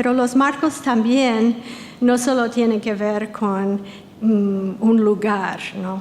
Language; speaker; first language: Spanish; non-native, fluent; English